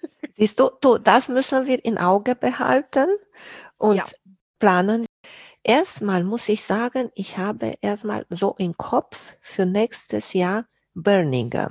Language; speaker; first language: German; non-native, fluent; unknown